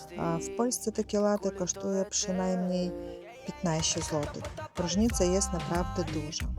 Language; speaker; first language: Polish; non-native, learner; Russian